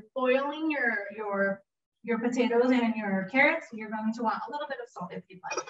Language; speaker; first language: English; early bilingual, heritage; Spanish